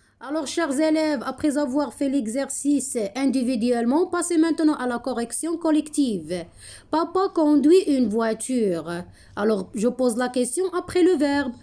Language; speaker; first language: French; non-native, local second language; Arabic